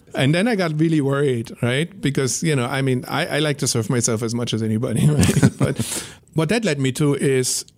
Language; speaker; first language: English; non-native, fluent; German